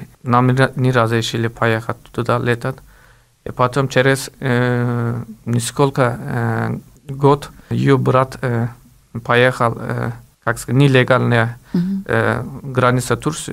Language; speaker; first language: Russian; non-native, learner; Turkish